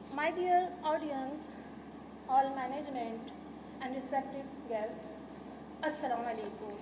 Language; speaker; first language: English; non-native, local second language; Urdu